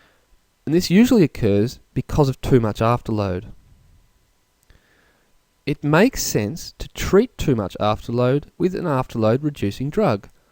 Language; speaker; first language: English; native; English